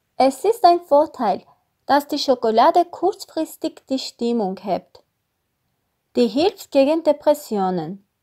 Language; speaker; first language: German; non-native, learner; Russian